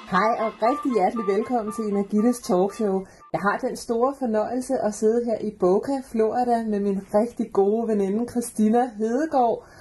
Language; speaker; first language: Danish; native; Danish